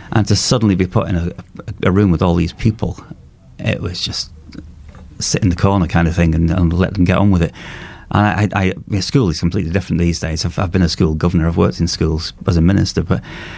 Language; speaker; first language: English; native; English